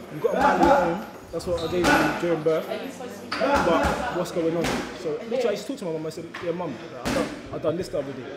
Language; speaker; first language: English; native; English